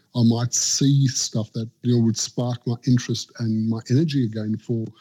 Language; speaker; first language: English; native; English